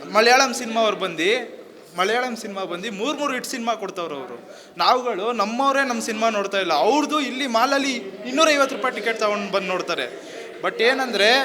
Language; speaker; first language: Kannada; native; Kannada